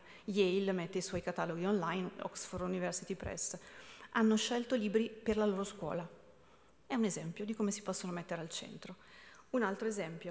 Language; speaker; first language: Italian; native; Italian